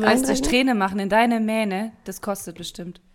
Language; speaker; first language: German; native; German